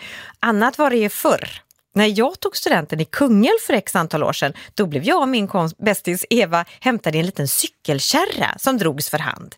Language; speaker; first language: Swedish; native; Swedish